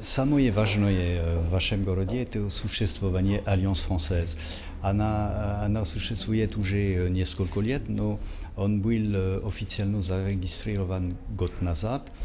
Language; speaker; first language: Russian; non-native, fluent; French